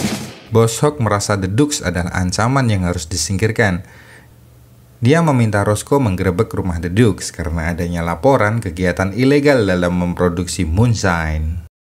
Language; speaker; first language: Indonesian; native; Indonesian